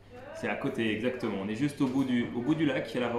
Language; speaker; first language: French; native; French